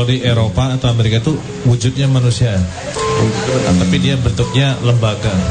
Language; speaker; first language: Indonesian; native; Indonesian